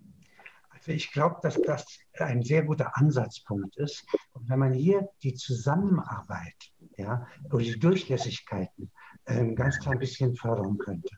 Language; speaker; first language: German; native; German